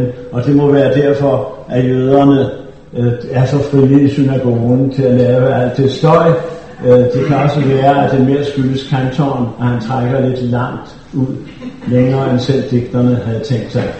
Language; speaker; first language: Danish; native; Danish